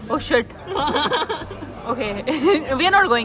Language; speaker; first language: English; non-native, local second language; Hindi